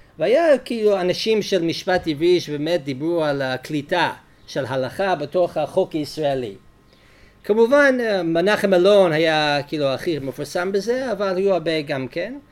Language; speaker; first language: Hebrew; non-native, fluent; English